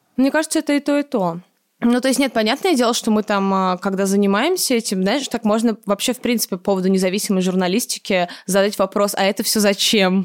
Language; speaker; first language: Russian; native; Russian